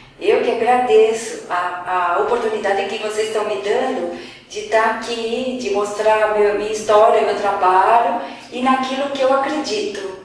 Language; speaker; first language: Portuguese; native; Portuguese